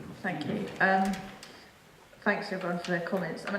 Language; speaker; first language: English; native; English